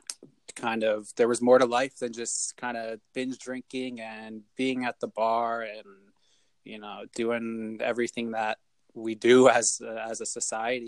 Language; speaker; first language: English; native; English